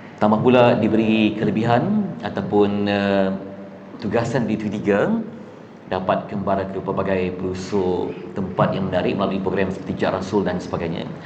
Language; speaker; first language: Malay; native; Malay